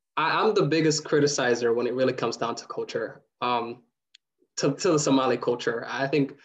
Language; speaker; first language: English; early bilingual, other home language; Somali